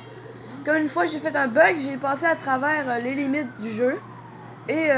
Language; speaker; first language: French; native; French